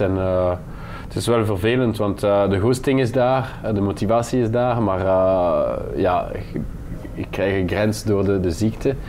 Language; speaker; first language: Dutch; non-native, local second language; French